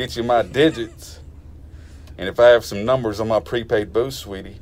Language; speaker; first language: English; native; English